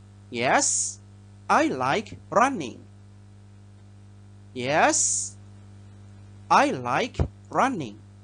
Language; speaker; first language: English; non-native, fluent; Thai